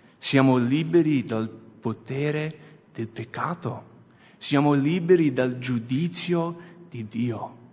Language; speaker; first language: Italian; non-native, fluent; English